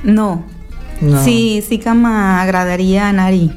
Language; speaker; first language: Catalan; non-native, local second language; Spanish